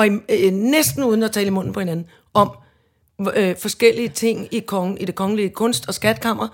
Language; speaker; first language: Danish; native; Danish